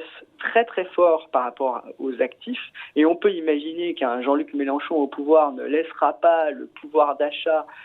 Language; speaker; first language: French; native; French